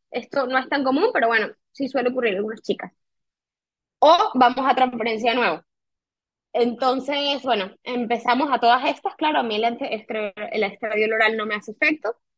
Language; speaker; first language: Spanish; native; Spanish